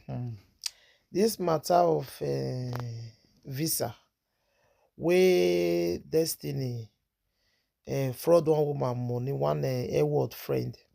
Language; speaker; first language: Nigerian Pidgin; native; Nigerian Pidgin